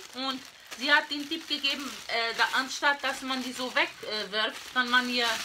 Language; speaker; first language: German; non-native, learner; Portuguese